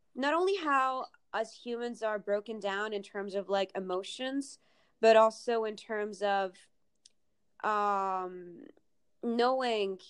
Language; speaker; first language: English; early bilingual, other home language; Italian